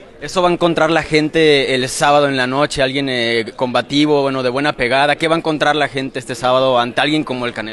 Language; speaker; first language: Spanish; native; Spanish